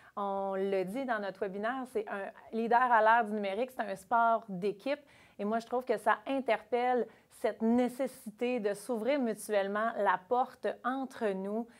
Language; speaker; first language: French; native; French